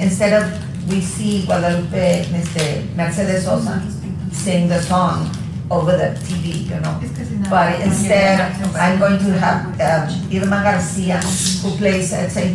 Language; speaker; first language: English; early bilingual, other home language; Spanish